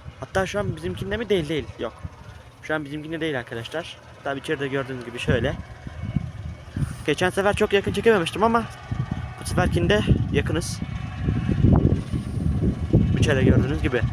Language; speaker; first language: Turkish; native; Turkish